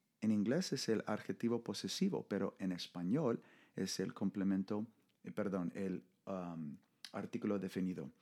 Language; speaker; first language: Spanish; non-native, fluent; English